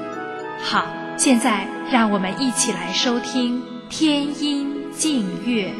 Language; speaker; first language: Chinese; native; Chinese